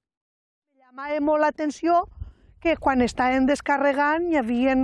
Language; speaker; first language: Catalan; native; Catalan